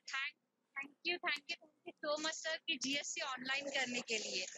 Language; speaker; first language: Hindi; non-native, local second language; Marathi